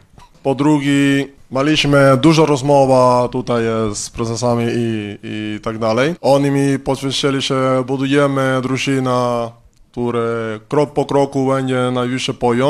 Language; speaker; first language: Polish; non-native, learner; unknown